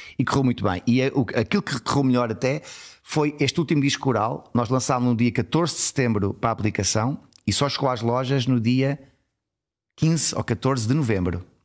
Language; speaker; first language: Portuguese; early bilingual, heritage; Portuguese